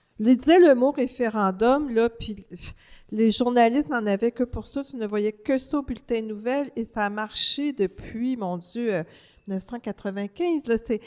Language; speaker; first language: French; native; French